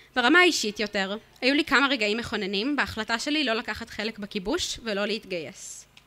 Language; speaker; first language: Hebrew; native; Hebrew